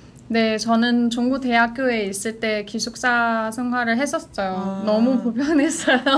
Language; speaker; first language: Korean; non-native, fluent; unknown